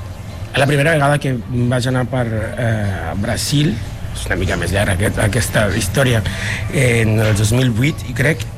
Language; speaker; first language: Catalan; non-native, fluent; Spanish